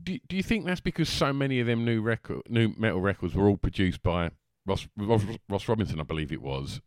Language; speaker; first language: English; native; English